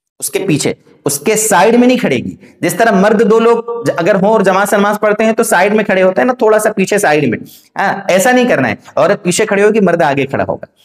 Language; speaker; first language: Hindi; native; Hindi